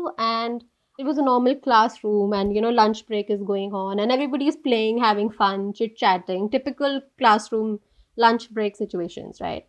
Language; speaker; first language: English; non-native, local second language; Hindi